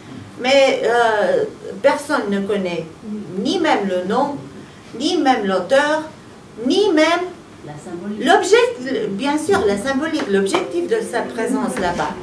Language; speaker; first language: French; non-native, fluent; Romanian